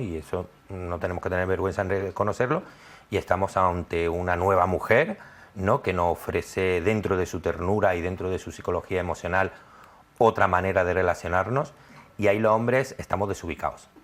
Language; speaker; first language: Spanish; native; Spanish